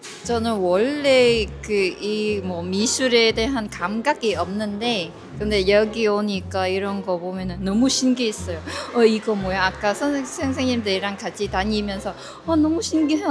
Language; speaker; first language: Korean; non-native, fluent; Vietnamese